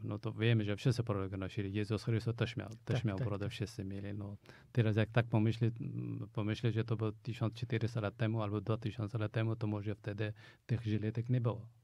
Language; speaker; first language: Polish; non-native, fluent; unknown